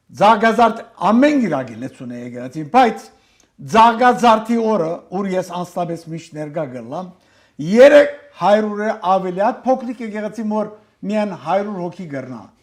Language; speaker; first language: Armenian; native; Armenian